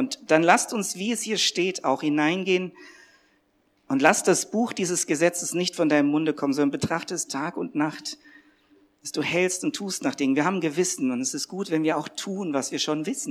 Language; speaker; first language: German; native; German